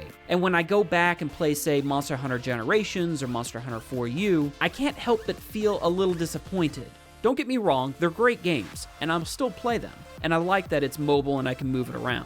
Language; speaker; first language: English; native; English